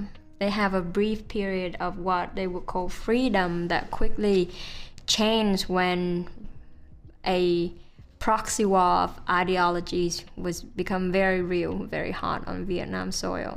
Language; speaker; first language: English; non-native, fluent; Vietnamese